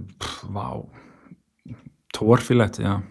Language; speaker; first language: German; non-native, learner; Icelandic